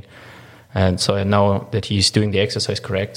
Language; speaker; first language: English; non-native, fluent; German